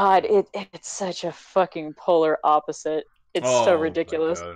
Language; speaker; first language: English; native; English